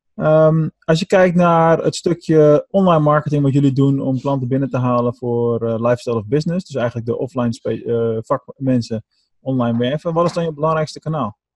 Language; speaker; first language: Dutch; native; Dutch